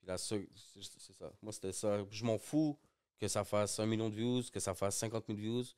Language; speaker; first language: French; early bilingual, other home language; Spanish